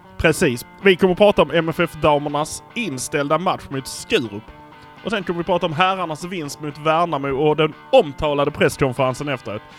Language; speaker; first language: Swedish; native; Swedish